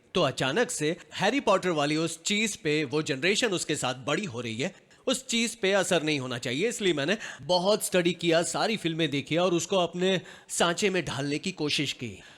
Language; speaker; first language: Hindi; non-native, local second language; Gujarati